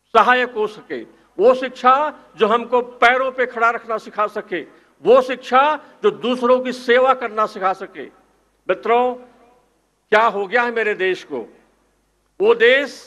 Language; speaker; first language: Hindi; native; Hindi